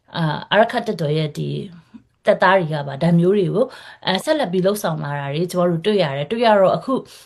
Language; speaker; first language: Burmese; non-native, local second language; Rohingya